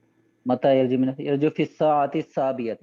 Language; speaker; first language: Arabic; non-native, learner; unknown